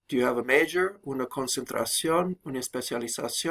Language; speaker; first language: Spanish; non-native, fluent; English